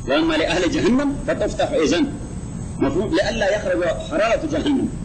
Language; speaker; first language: Arabic; non-native, fluent; Urdu